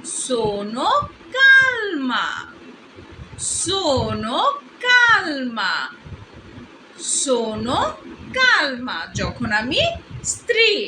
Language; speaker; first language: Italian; non-native, learner; Bangla